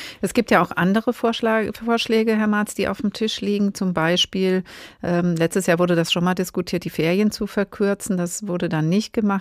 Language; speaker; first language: German; native; German